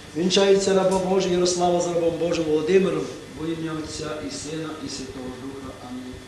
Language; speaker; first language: Ukrainian; native; Ukrainian